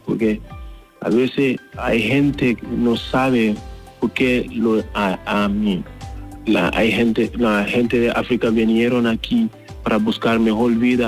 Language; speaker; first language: Spanish; non-native, learner; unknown